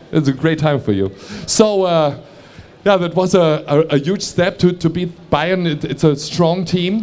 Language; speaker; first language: English; non-native, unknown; German